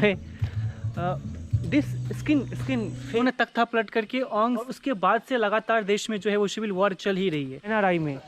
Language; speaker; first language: Hindi; native; Hindi